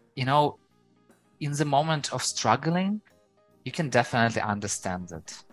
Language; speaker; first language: English; non-native, fluent; Ukrainian